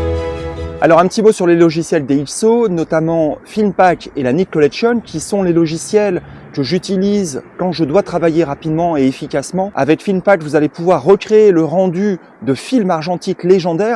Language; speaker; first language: French; native; French